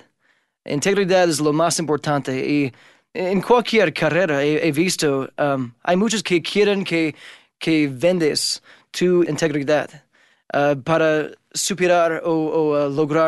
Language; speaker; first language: Spanish; non-native, fluent; English